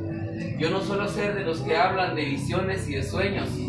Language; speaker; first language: Spanish; native; Spanish